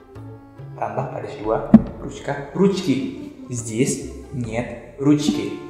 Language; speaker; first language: Russian; non-native, fluent; Indonesian